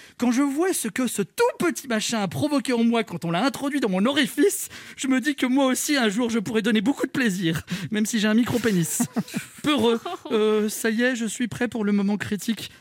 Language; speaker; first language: French; native; French